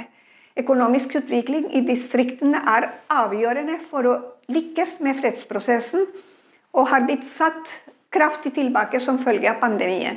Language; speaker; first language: Norwegian; non-native, fluent; Spanish